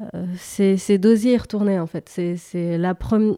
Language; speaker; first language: French; native; French